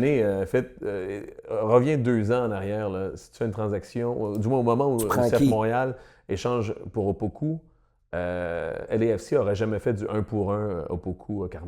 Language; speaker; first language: French; native; French